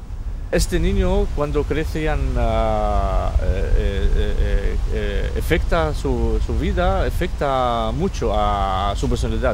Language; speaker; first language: Spanish; non-native, fluent; Arabic